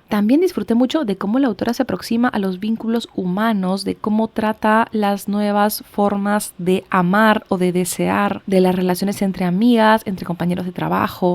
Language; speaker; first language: Spanish; native; Spanish